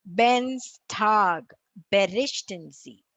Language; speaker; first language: German; non-native, learner; Tamil